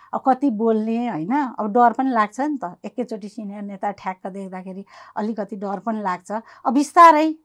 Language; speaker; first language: Nepali; native; Nepali